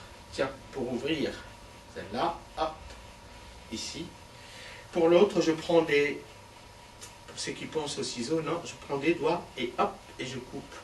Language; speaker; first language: French; native; French